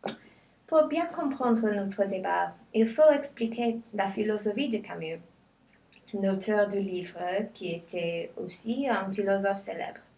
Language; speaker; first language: French; non-native, learner; English